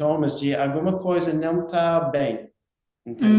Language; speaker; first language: Portuguese; non-native, learner; English